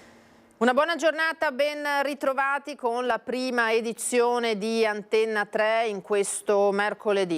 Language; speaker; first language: Italian; native; Italian